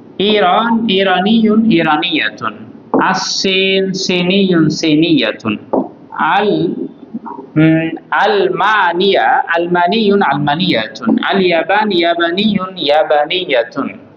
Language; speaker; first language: Arabic; non-native, fluent; Bangla